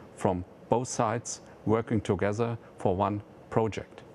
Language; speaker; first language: English; non-native, fluent; German